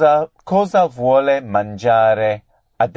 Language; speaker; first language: Italian; non-native, learner; English